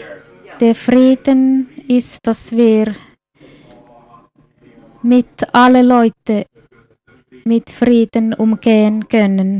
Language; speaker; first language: German; non-native, fluent; Swedish